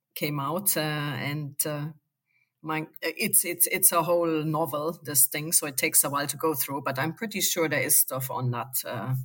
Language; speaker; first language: English; non-native, fluent; German